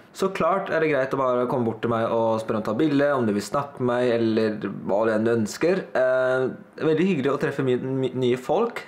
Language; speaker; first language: Norwegian; early bilingual, other home language; Thai